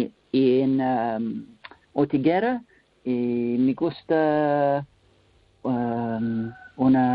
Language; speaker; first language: Spanish; non-native, learner; English